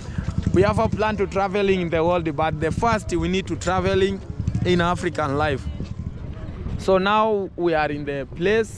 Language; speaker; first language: English; non-native, learner; Swahili